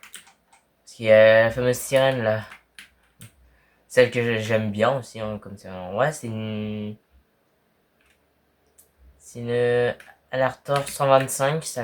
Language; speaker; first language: French; native; French